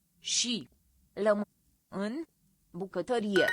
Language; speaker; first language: Romanian; non-native, learner; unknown